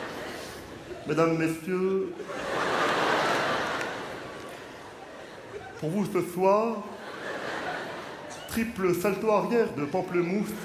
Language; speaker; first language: French; native; French